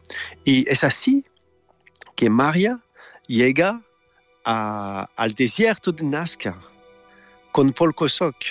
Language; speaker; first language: Spanish; non-native, fluent; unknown